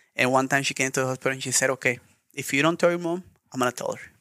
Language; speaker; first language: English; non-native, learner; Spanish